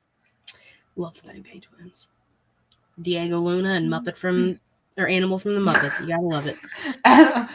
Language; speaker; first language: English; native; English